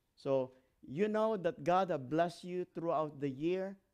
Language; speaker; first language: English; non-native, local second language; Filipino